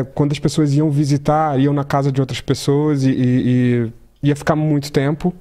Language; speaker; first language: Portuguese; native; Portuguese